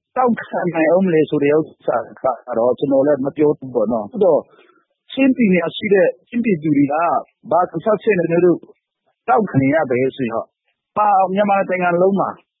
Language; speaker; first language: Burmese; non-native, local second language; Hakha Chin